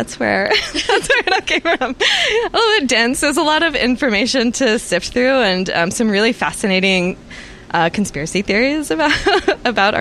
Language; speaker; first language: English; native; English